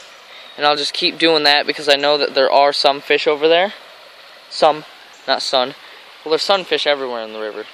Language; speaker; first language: English; native; English